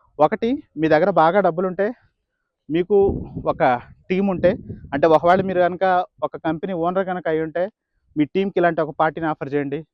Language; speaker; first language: Telugu; native; Telugu